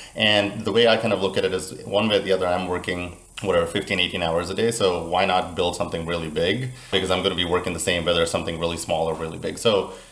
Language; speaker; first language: English; native; English